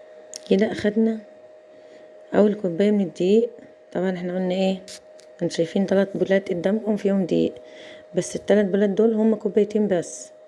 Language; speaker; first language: Arabic; native; Arabic